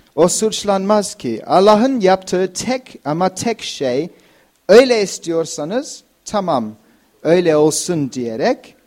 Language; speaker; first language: Turkish; non-native, fluent; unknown